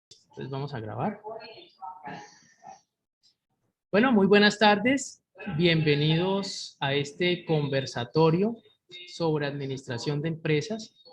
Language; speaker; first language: Spanish; native; Spanish